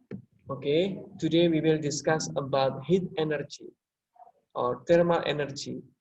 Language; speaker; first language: English; non-native, learner; Indonesian